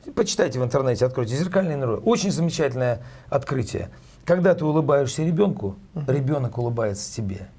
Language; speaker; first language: Russian; native; Russian